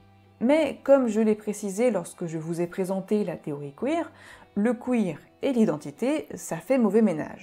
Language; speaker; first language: French; native; French